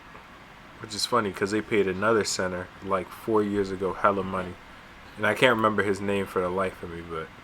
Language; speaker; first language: English; native; English